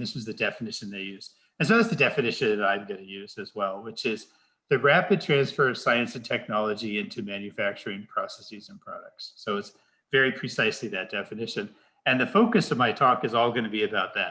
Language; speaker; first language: English; native; English